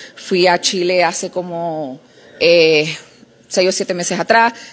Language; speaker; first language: Spanish; native; Spanish